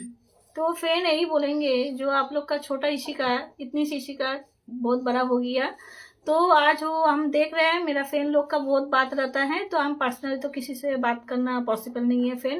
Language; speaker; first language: Hindi; non-native, local second language; Bangla